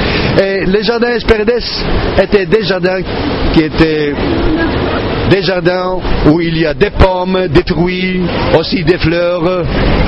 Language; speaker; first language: French; non-native, fluent; Arabic